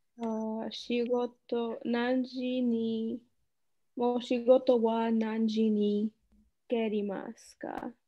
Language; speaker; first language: Japanese; non-native, learner; English